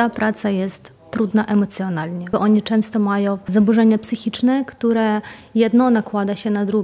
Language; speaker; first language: Polish; non-native, fluent; Ukrainian